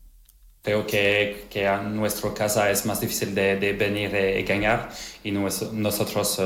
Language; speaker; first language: Spanish; non-native, learner; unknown